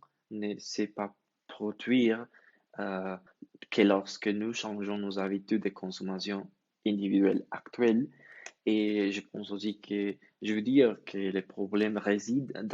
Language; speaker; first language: French; non-native, learner; Spanish